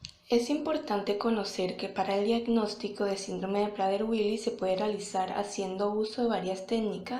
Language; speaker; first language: Spanish; native; Spanish